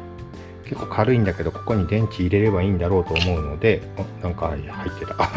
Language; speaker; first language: Japanese; native; Japanese